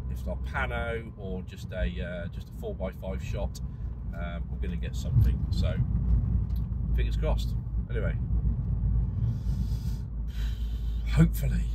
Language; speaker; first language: English; native; English